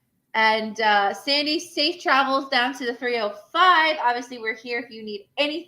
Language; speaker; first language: English; native; English